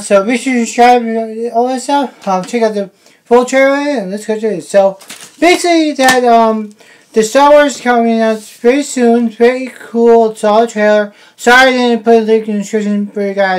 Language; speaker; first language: English; native; English